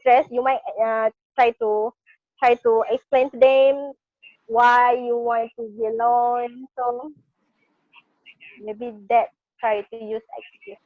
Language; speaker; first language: English; non-native, learner; Malay